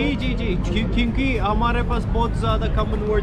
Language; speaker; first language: Hindi; non-native, learner; Turkish